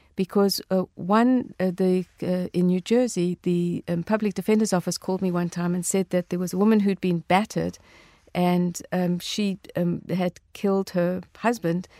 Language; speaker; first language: English; native; English